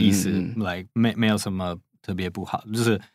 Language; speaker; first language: Chinese; non-native, fluent; English